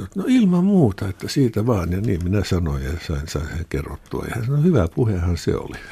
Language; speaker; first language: Finnish; non-native, local second language; Swedish